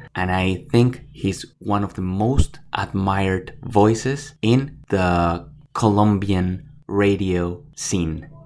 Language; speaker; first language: English; non-native, fluent; Spanish